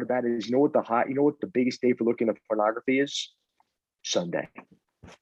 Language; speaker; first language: English; native; English